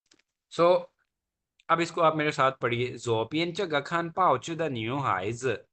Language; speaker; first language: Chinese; non-native, fluent; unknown